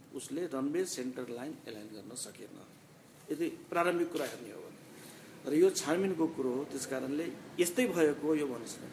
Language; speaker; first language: Nepali; non-native, local second language; Maithili